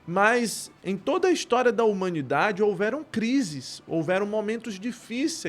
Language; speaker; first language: Portuguese; native; Portuguese